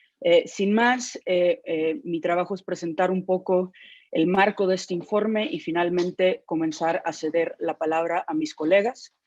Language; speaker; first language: Spanish; native; Spanish